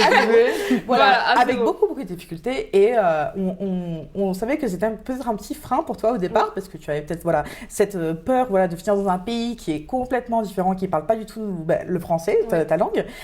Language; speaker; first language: French; native; French